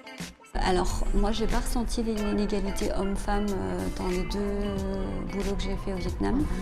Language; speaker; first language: French; early bilingual, other home language; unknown